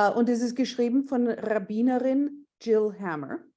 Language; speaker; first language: German; non-native, fluent; English